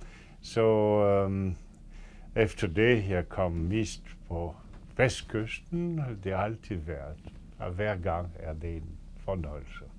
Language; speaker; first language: Danish; non-native, fluent; French